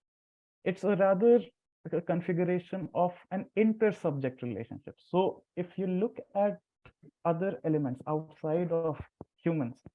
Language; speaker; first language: English; non-native, local second language; Hindi